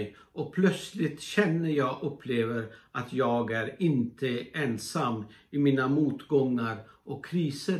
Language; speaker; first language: Swedish; non-native, fluent; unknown